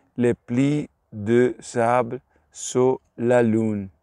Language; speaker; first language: French; non-native, learner; Spanish